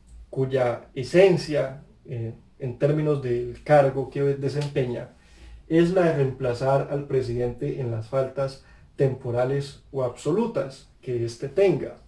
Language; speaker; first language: Spanish; native; Spanish